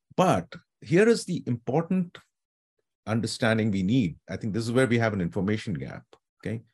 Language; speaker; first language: English; non-native, local second language; Telugu